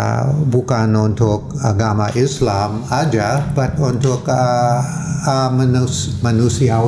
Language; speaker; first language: Indonesian; non-native, fluent; English